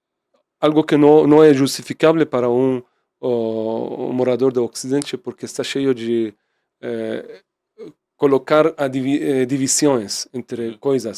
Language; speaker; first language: Portuguese; non-native, fluent; Persian